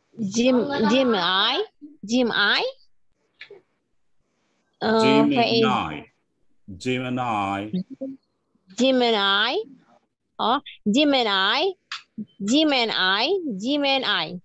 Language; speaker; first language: English; non-native, learner; Indonesian